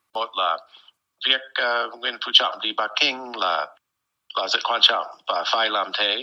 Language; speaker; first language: Vietnamese; non-native, fluent; English